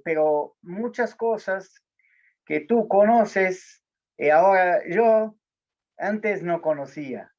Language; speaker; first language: Spanish; non-native, learner; Portuguese